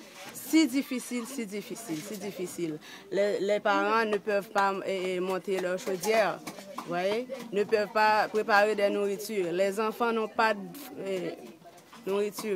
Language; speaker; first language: French; non-native, local second language; Haitian Creole